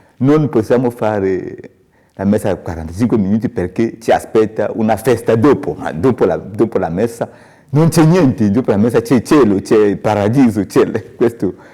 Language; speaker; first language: Italian; non-native, learner; French